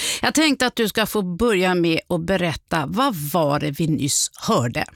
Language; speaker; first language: Swedish; native; Swedish